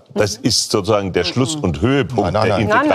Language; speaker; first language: German; native; German